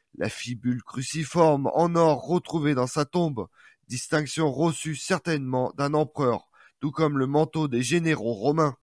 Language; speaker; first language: French; native; French